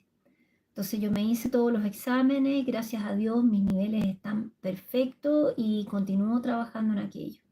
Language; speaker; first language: Spanish; native; Spanish